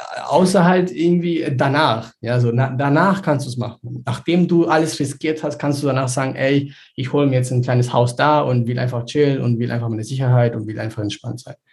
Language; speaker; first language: German; early bilingual, other home language; Spanish